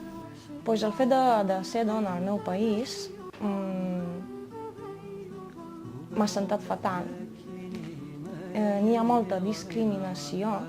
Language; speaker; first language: Catalan; non-native, fluent; Romanian